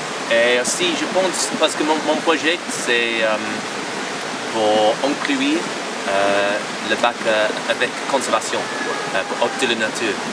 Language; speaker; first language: French; non-native, fluent; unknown